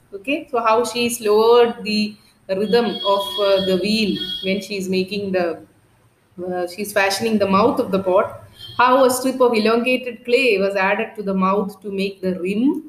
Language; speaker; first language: English; non-native, local second language; Malayalam